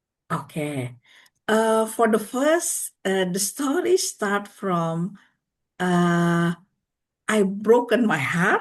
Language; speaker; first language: English; non-native, learner; Indonesian